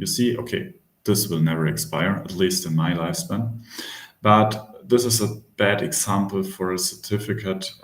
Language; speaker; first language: English; non-native, fluent; German